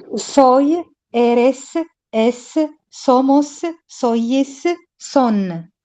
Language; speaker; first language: Spanish; non-native, learner; Arabic